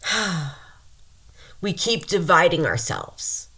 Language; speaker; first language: English; native; English